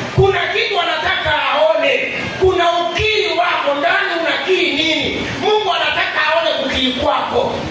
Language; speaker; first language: Swahili; non-native, local second language; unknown